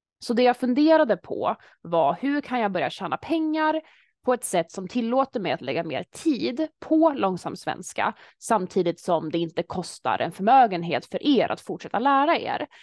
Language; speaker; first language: Swedish; native; Swedish